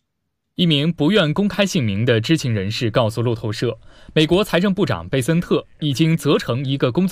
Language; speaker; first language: Chinese; native; Chinese